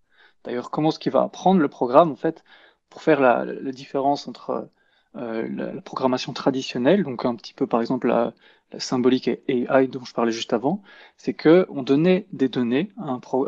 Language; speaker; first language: French; native; French